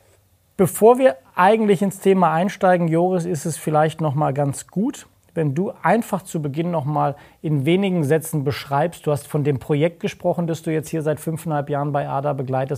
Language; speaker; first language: German; native; German